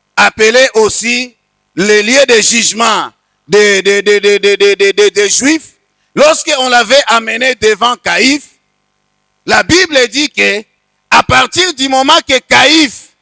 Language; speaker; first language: French; non-native, local second language; Swahili